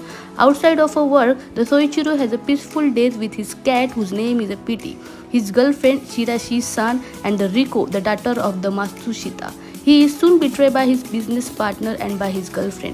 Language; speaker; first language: English; non-native, fluent; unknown